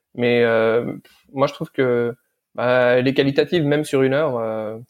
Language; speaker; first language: French; early bilingual, other home language; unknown